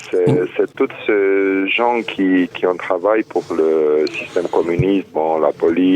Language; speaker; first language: French; non-native, fluent; Romanian